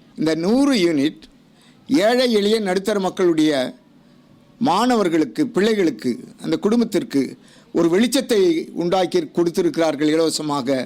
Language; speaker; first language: Tamil; native; Tamil